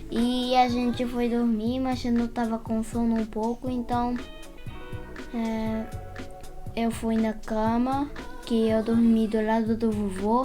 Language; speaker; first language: Portuguese; early bilingual, heritage; Portuguese